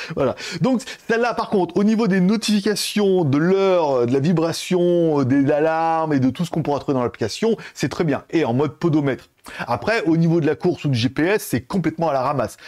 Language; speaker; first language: French; native; French